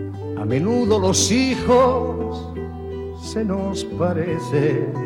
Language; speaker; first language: Spanish; native; Spanish